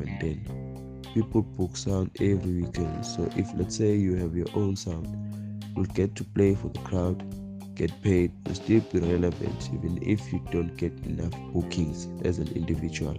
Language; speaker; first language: English; non-native, local second language; Swati